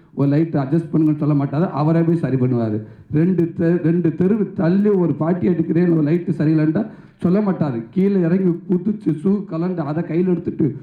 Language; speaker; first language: Tamil; native; Tamil